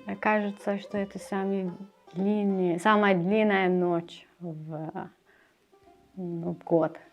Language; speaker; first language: Russian; non-native, learner; Persian